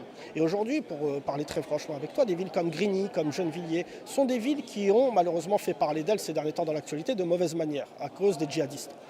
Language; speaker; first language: French; native; French